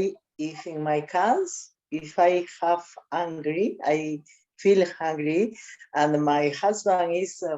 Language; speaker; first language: English; non-native, learner; Spanish